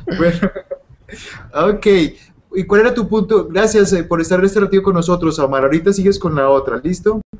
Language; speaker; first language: Spanish; native; Spanish